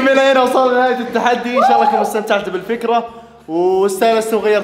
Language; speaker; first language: Arabic; native; Arabic